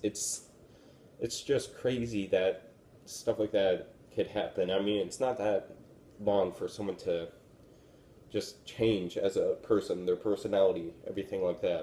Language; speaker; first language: English; native; English